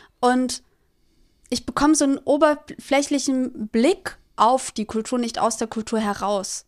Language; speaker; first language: German; early bilingual, other home language; Greek